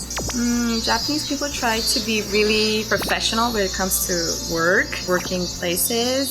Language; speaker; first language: English; non-native, fluent; Persian